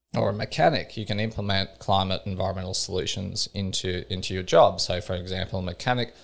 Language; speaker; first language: English; native; English